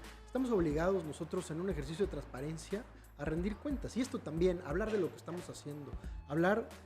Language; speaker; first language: Spanish; native; Spanish